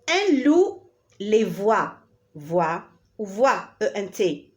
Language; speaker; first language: French; non-native, local second language; Arabic